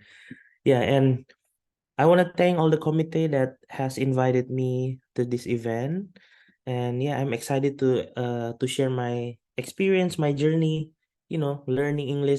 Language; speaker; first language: English; non-native, fluent; Indonesian